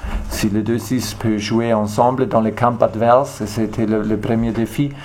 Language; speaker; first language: French; non-native, learner; German